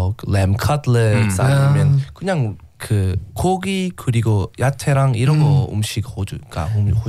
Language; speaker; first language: Korean; non-native, learner; English